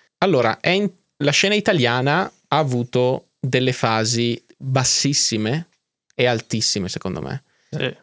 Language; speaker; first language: Italian; native; Italian